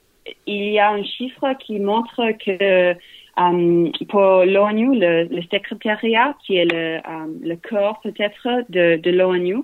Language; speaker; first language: French; non-native, learner; English